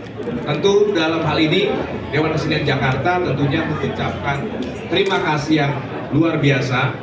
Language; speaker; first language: Indonesian; native; Indonesian